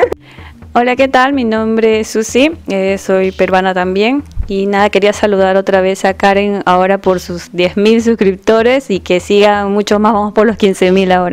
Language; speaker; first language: Spanish; native; Spanish